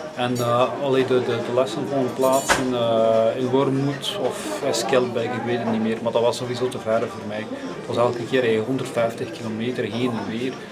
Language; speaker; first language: Dutch; non-native, local second language; French